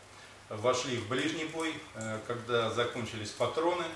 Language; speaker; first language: Russian; native; Russian